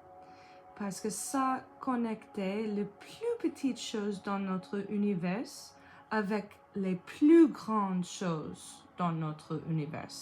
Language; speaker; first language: French; non-native, learner; English